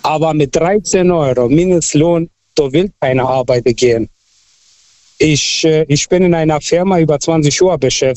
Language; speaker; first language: German; non-native, fluent; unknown